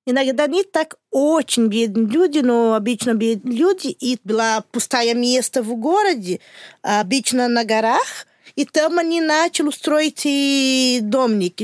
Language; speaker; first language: Russian; non-native, learner; Portuguese